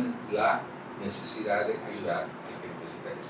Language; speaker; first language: Spanish; native; Spanish